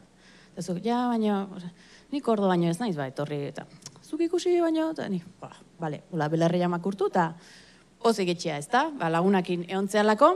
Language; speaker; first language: Basque; native; Basque